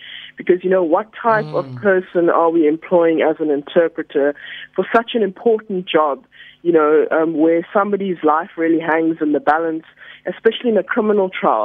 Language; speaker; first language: English; native; English